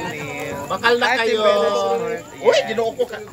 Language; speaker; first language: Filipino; non-native, local second language; Cebuano